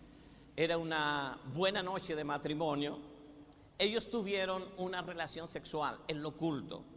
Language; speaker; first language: Spanish; native; Spanish